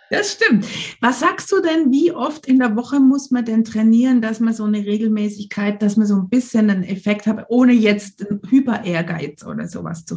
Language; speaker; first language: German; native; German